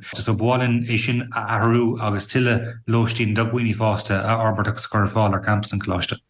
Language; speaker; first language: Irish; native; Irish